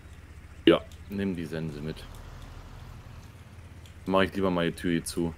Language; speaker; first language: German; native; German